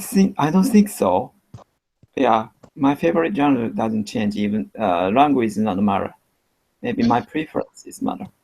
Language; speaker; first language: English; non-native, learner; Japanese